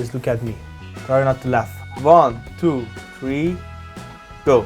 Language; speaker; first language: English; non-native, learner; Persian